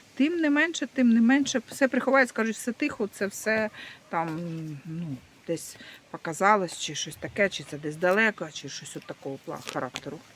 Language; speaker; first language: Ukrainian; non-native, local second language; Russian